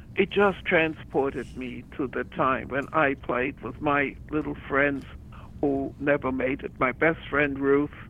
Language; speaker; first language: English; early bilingual, other home language; German